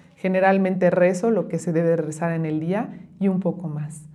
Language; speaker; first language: Spanish; native; Spanish